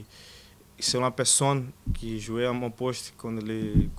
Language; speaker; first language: French; non-native, learner; Portuguese